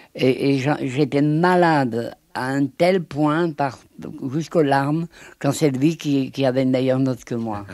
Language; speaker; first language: French; native; French